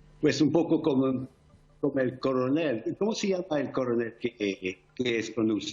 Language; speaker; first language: Spanish; non-native, fluent; English